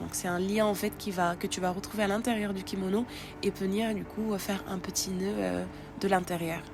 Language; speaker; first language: French; native; French